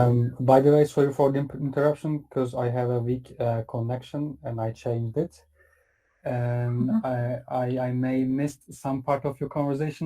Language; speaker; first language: English; non-native, fluent; Turkish